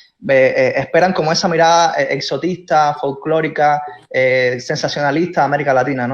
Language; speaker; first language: Spanish; native; Spanish